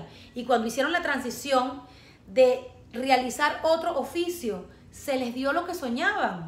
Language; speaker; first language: Spanish; native; Spanish